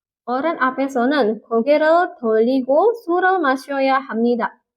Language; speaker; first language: Korean; non-native, fluent; Indonesian